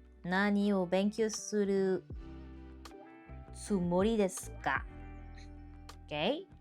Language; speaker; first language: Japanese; non-native, learner; French